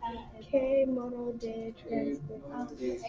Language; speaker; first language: Spanish; non-native, learner; English